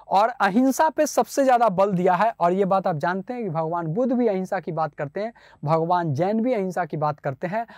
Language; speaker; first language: Hindi; native; Hindi